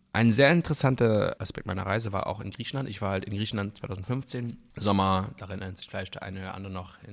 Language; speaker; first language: German; non-native, local second language; Luxembourgish